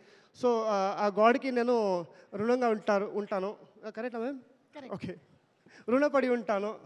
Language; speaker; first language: Telugu; non-native, learner; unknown